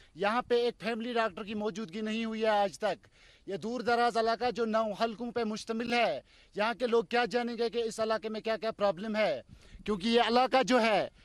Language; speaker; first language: Hindi; non-native, local second language; Kashmiri